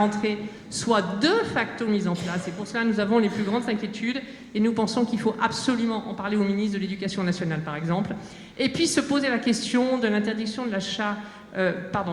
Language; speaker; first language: French; native; French